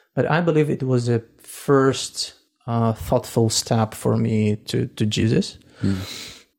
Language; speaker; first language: English; non-native, fluent; Russian